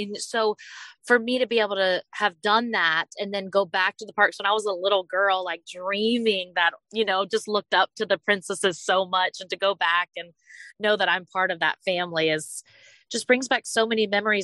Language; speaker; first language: English; native; English